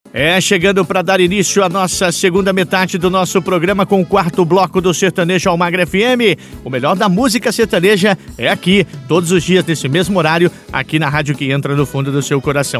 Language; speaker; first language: Portuguese; native; Portuguese